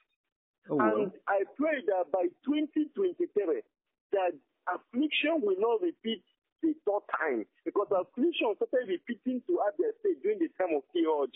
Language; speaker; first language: English; non-native, local second language; Igbo